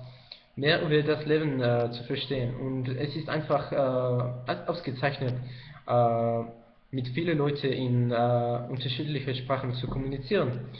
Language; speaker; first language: German; non-native, learner; Spanish